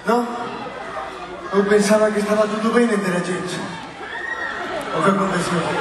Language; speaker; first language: Portuguese; non-native, learner; Spanish